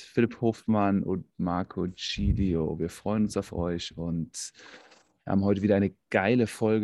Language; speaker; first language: German; native; German